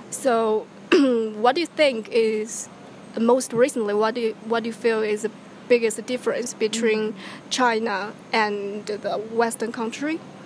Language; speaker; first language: English; non-native, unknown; Chinese